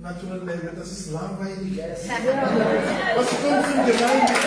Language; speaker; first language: German; non-native, learner; French